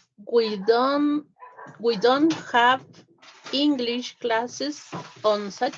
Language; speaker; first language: English; non-native, learner; Spanish